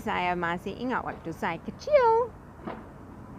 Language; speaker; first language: Indonesian; non-native, fluent; English